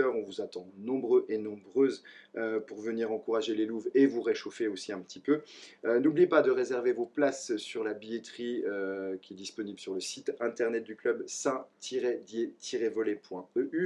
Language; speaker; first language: French; native; French